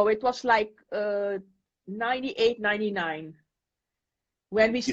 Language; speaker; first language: English; non-native, fluent; Dutch